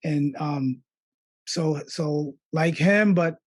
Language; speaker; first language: English; native; English